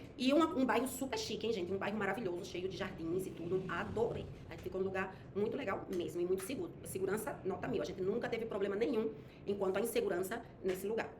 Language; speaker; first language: Portuguese; native; Portuguese